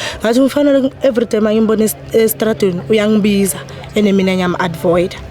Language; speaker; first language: Zulu; native; Zulu